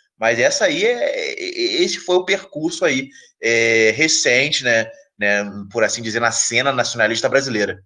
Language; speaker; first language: Portuguese; native; Portuguese